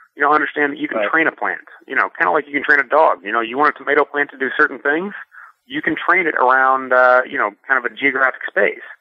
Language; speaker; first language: English; native; English